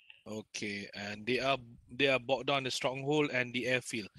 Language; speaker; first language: English; non-native, local second language; Malay